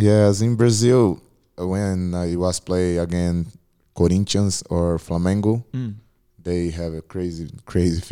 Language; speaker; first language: English; non-native, learner; Portuguese